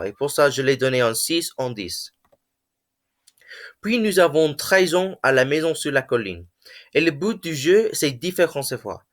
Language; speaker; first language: French; non-native, learner; English